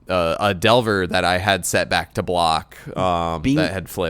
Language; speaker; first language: English; native; English